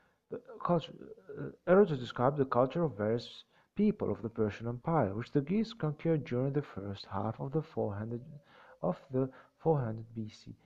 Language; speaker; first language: English; non-native, fluent; Arabic